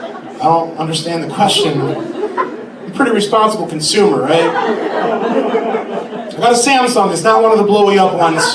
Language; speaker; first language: English; native; English